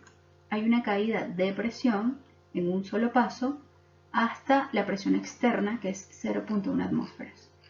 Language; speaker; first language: Spanish; native; Spanish